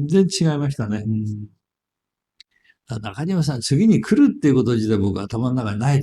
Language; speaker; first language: Japanese; native; Japanese